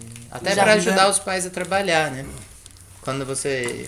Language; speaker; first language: Portuguese; native; Portuguese